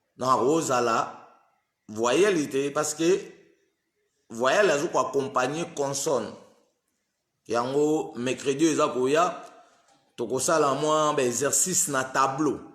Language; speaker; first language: Lingala; non-native, local second language; Kongo